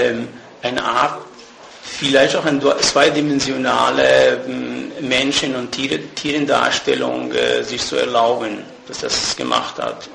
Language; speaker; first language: German; non-native, fluent; Persian